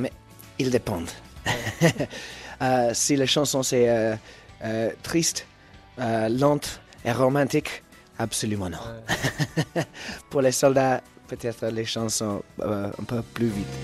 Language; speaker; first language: French; non-native, learner; English